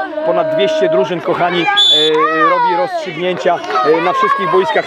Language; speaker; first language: Polish; native; Polish